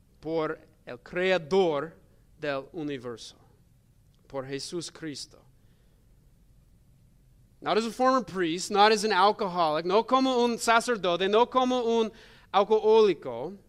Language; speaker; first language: Spanish; non-native, learner; English